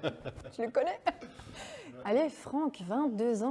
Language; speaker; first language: French; non-native, local second language; Dutch